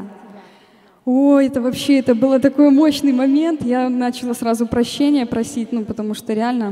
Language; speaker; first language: Russian; native; Russian